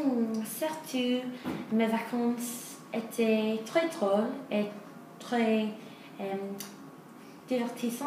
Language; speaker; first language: French; non-native, learner; English